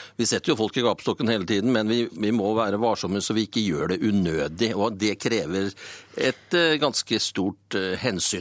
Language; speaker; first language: Norwegian; native; Norwegian